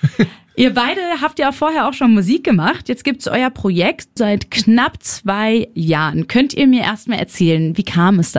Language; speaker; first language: German; native; German